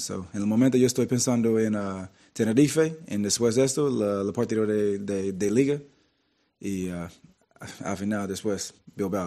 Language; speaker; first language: Spanish; non-native, learner; English